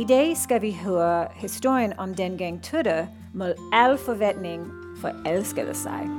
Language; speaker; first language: Danish; non-native, learner; English